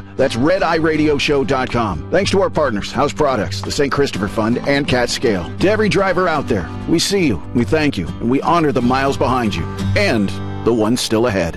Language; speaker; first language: English; native; English